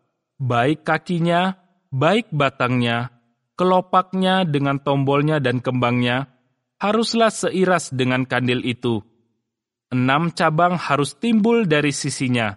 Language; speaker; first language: Indonesian; native; Indonesian